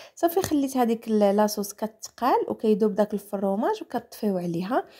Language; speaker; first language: Arabic; native; Arabic